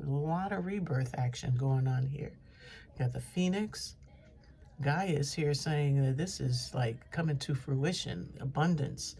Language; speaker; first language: English; native; English